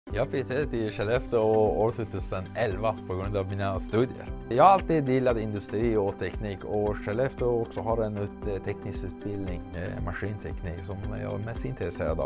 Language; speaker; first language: Swedish; non-native, fluent; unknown